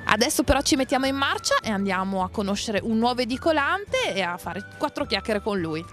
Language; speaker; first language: Italian; native; Italian